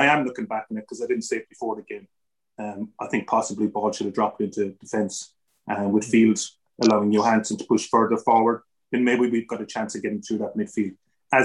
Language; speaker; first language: English; native; English